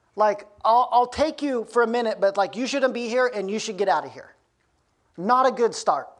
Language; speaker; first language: English; native; English